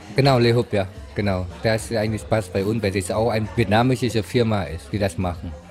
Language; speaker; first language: German; non-native, learner; Vietnamese